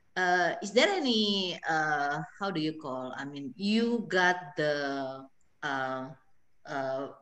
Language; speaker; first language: English; non-native, fluent; Indonesian